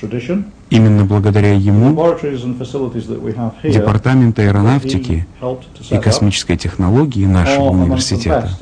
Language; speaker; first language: Russian; native; Russian